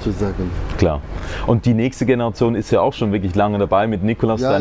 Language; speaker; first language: German; native; German